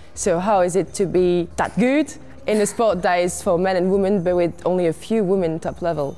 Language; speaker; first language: English; non-native, fluent; French